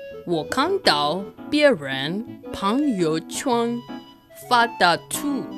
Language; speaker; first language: Chinese; non-native, learner; English